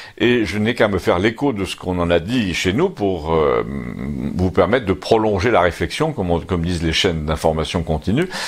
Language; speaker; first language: French; native; French